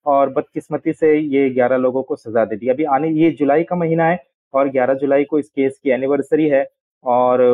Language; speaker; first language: Hindi; non-native, local second language; Urdu